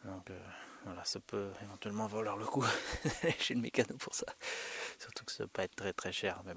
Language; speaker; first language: French; native; French